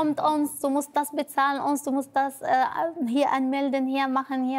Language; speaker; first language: German; non-native, learner; Arabic